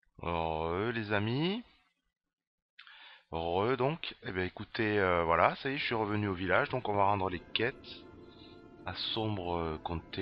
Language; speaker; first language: French; native; French